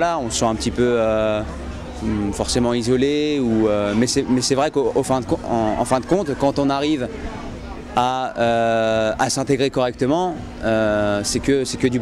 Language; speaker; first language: French; native; French